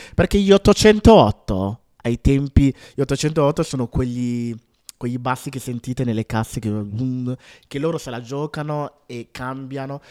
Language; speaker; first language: Italian; early bilingual, other home language; Akan